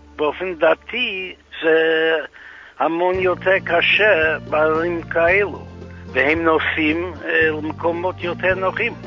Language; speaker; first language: Hebrew; non-native, fluent; English